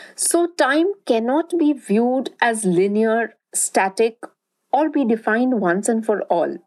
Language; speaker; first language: English; non-native, local second language; Bangla